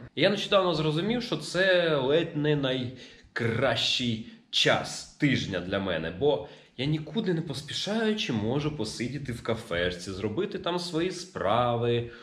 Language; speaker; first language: Ukrainian; native; Ukrainian